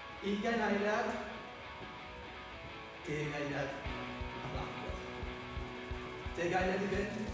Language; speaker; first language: Welsh; non-native, local second language; English